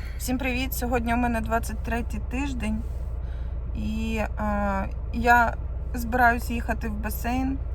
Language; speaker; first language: Ukrainian; non-native, local second language; Russian